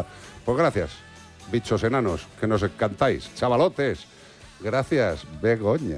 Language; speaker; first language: Spanish; native; Spanish